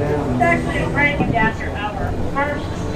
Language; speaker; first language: English; native; English